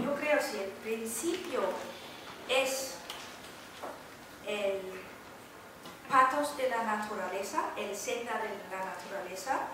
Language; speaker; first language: Spanish; non-native, fluent; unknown